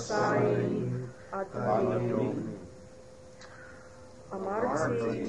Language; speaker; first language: Hebrew; non-native, learner; English